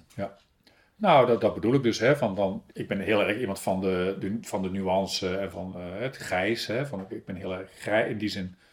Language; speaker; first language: Dutch; native; Dutch